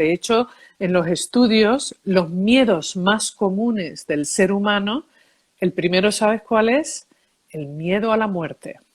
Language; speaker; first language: Spanish; early bilingual, heritage; Spanish